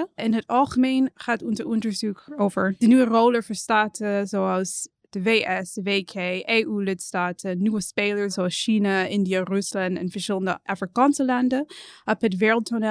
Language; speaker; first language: Dutch; non-native, fluent; English